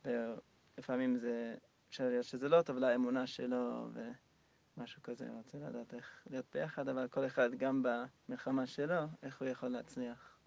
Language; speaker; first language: Hebrew; non-native, fluent; English